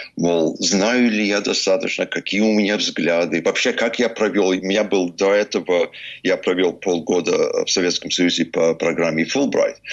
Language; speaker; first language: Russian; early bilingual, heritage; Russian